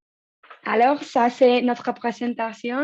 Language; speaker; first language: French; non-native, learner; Spanish